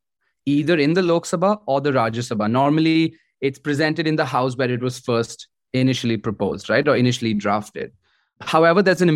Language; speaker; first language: English; non-native, local second language; Hindi